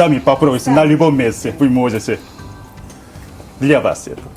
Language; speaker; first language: Russian; non-native, learner; Korean